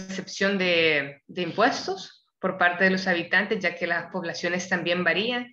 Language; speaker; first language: Spanish; native; Spanish